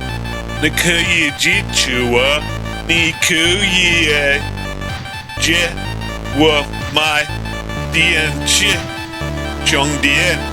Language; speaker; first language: Chinese; non-native, learner; English